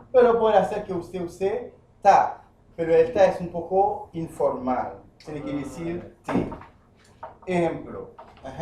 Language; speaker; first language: Spanish; non-native, fluent; Haitian Creole